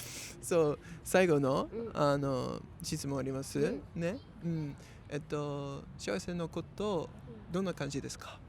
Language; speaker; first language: Japanese; non-native, learner; English